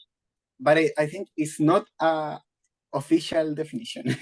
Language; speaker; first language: English; non-native, learner; Spanish